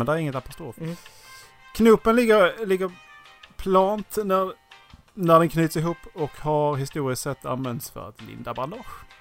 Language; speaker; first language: Swedish; native; Swedish